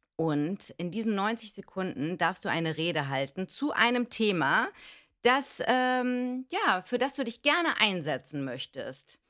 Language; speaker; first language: German; early bilingual, other home language; Greek